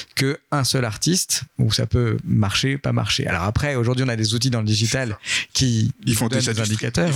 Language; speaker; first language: French; native; French